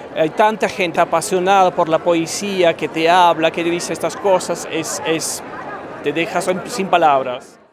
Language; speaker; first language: Spanish; non-native, fluent; Swiss German